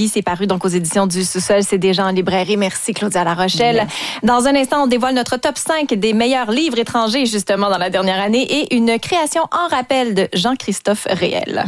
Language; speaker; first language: French; native; French